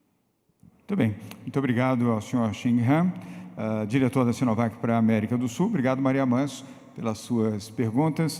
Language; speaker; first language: Portuguese; native; Portuguese